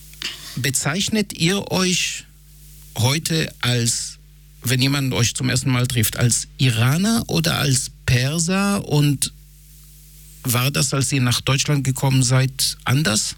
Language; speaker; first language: German; non-native, fluent; Hebrew